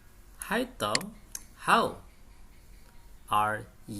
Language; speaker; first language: English; non-native, fluent; Indonesian